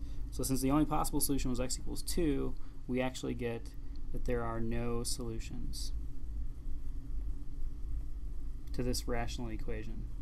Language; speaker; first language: English; native; English